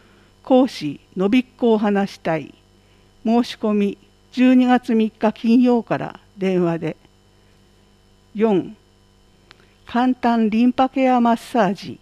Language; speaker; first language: Japanese; native; Japanese